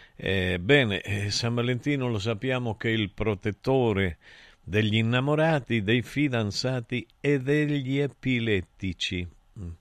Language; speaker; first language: Italian; native; Italian